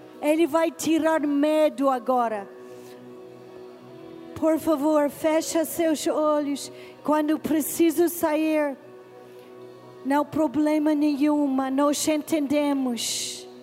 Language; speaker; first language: Portuguese; non-native, learner; English